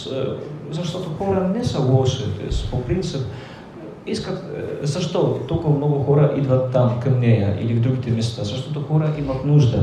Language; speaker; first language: Bulgarian; non-native, fluent; Polish